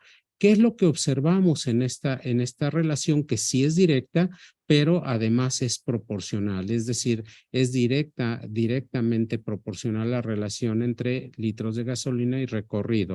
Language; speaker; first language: Spanish; native; Spanish